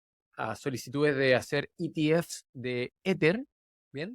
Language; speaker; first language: Spanish; native; Spanish